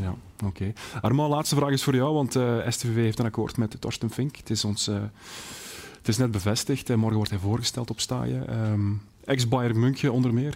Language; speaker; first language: Dutch; native; Dutch